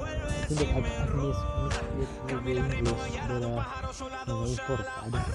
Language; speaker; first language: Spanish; non-native, learner; Indonesian